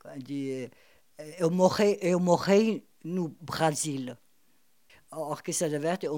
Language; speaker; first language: French; non-native, fluent; Portuguese